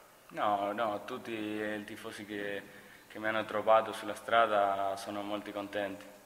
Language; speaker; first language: Italian; non-native, fluent; Spanish